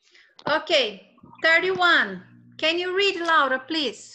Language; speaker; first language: English; non-native, fluent; Portuguese